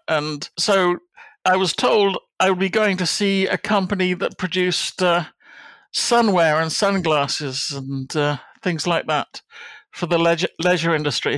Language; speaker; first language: English; native; English